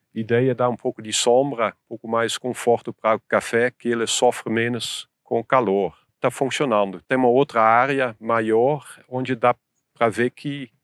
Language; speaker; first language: Portuguese; non-native, fluent; Dutch